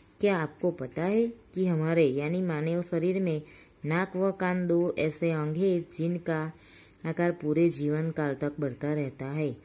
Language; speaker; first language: Hindi; non-native, local second language; Gujarati